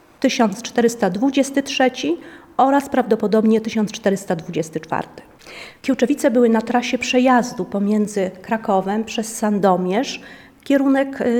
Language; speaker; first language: Polish; native; Polish